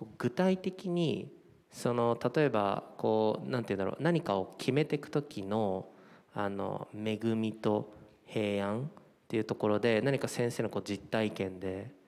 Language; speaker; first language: Japanese; native; Japanese